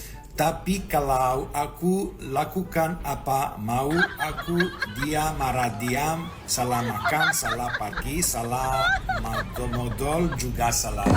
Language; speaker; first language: Indonesian; non-native, learner; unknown